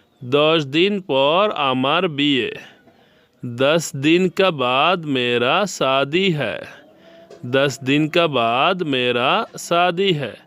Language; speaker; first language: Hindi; non-native, learner; Bangla